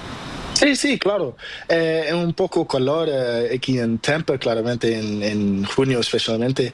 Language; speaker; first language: Spanish; non-native, learner; Portuguese